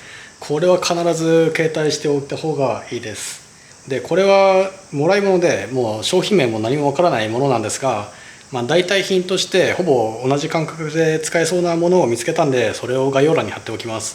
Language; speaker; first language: Japanese; native; Japanese